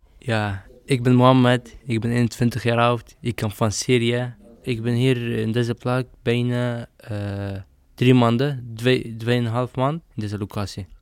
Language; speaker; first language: Dutch; non-native, learner; Arabic